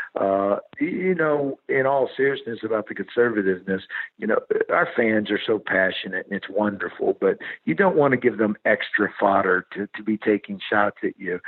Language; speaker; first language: English; native; English